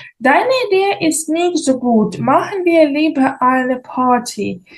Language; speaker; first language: German; non-native, fluent; Ukrainian